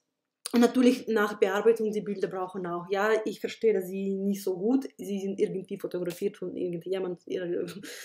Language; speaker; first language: German; non-native, fluent; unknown